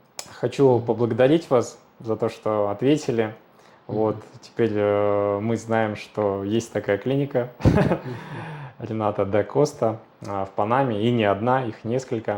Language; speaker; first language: Russian; native; Russian